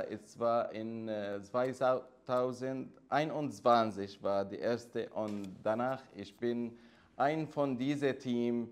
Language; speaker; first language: German; non-native, learner; Arabic